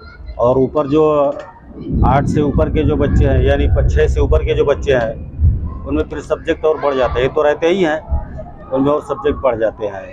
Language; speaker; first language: Hindi; native; Hindi